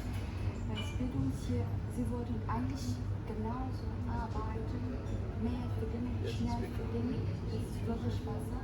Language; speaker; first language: German; non-native, learner; Vietnamese